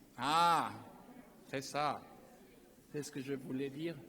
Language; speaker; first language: French; non-native, learner; German